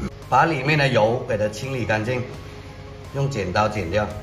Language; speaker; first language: Chinese; native; Chinese